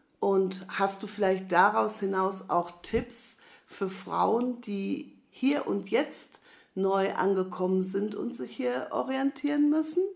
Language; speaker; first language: German; native; German